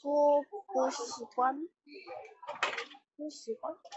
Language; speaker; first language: Chinese; non-native, learner; Korean